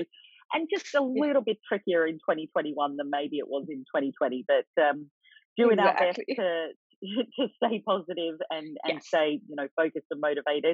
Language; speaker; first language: English; native; English